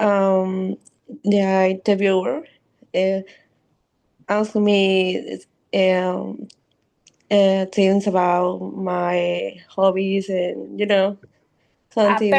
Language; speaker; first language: English; non-native, learner; Spanish